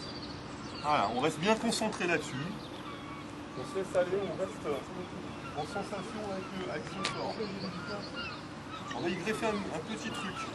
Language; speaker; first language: French; native; French